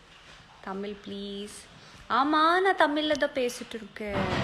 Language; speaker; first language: Tamil; non-native, fluent; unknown